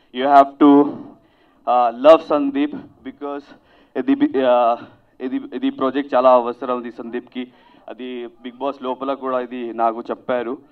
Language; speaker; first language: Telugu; non-native, learner; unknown